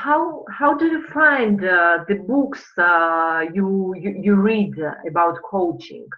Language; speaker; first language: English; non-native, fluent; Russian